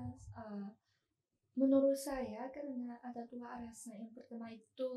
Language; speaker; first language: Indonesian; non-native, learner; Chinese